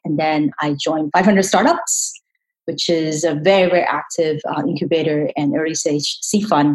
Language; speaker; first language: English; non-native, local second language; Cantonese